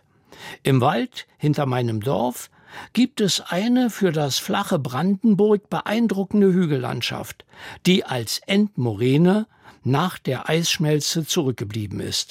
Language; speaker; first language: German; native; German